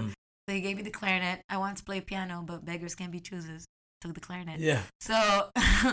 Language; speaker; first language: English; non-native, fluent; Arabic